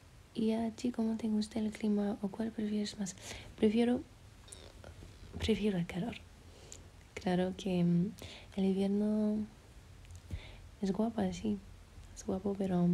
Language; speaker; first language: Spanish; early bilingual, heritage; French